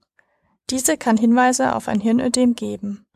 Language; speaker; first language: German; native; German